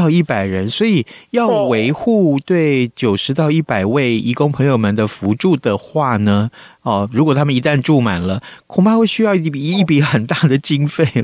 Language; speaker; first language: Chinese; native; Chinese